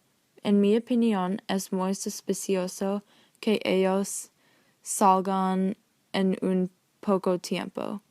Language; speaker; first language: Spanish; non-native, learner; English